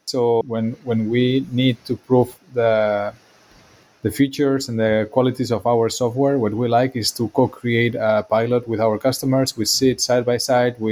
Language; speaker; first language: English; non-native, fluent; Spanish